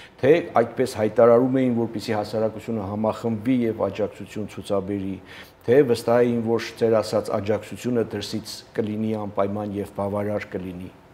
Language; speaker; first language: Armenian; native; Armenian